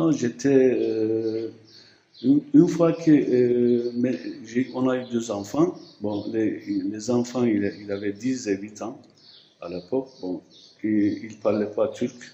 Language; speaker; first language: French; non-native, fluent; Turkish